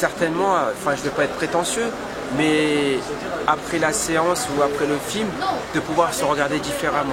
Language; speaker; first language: French; native; French